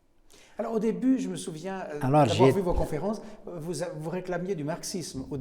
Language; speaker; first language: French; native; French